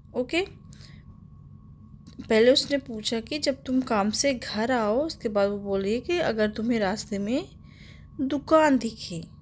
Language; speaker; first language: Hindi; native; Hindi